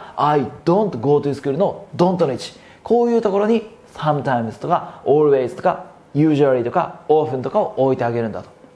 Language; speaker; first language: Japanese; native; Japanese